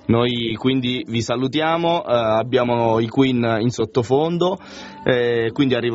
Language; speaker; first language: Italian; native; Italian